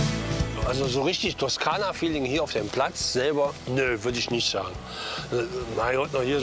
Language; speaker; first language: German; native; German